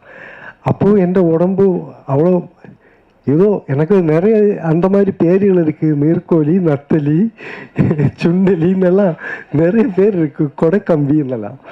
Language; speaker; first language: Tamil; non-native, learner; Malayalam